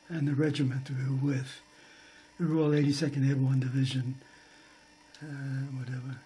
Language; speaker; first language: English; native; English